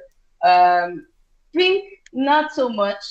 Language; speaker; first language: English; non-native, fluent; Portuguese